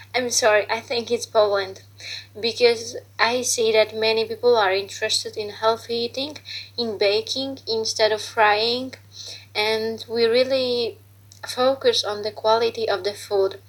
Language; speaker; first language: English; non-native, fluent; Polish